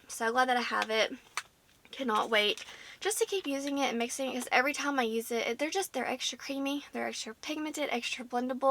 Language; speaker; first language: English; native; English